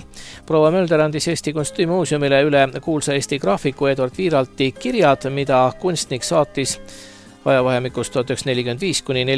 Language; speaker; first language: Estonian; native; Estonian